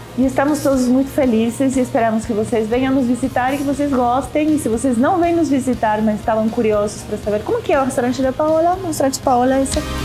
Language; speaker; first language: Portuguese; non-native, fluent; Spanish